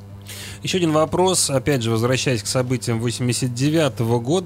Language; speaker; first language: Russian; native; Russian